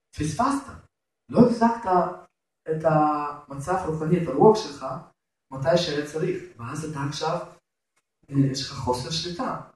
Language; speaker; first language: Hebrew; non-native, fluent; Russian